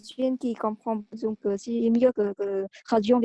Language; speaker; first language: French; non-native, learner; Vietnamese